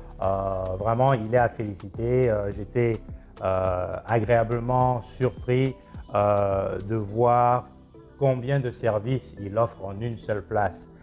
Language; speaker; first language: French; non-native, local second language; Lingala